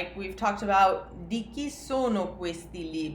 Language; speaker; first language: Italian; non-native, fluent; English